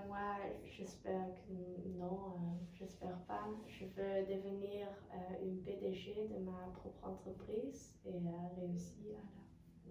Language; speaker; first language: French; non-native, learner; Dutch